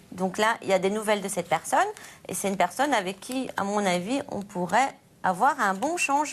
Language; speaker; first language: French; native; French